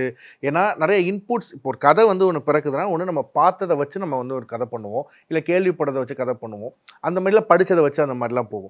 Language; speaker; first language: Tamil; native; Tamil